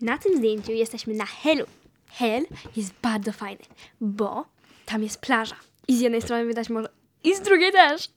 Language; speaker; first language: Polish; early bilingual, heritage; Polish